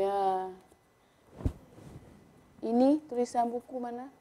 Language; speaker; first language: Indonesian; native; Indonesian